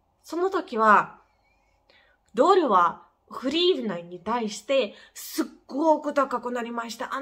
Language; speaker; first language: Japanese; non-native, fluent; Ukrainian